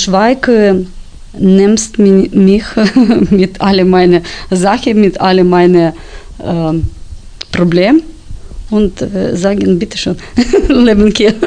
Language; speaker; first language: German; non-native, learner; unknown